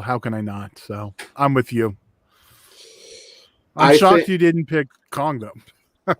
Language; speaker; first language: English; native; English